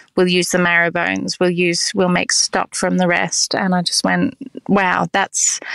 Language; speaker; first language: English; native; English